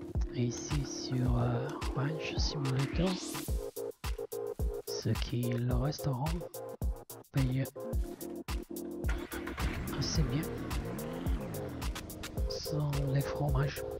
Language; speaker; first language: French; non-native, learner; Italian